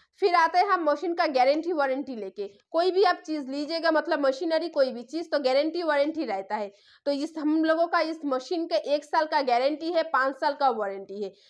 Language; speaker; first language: Hindi; non-native, local second language; Bangla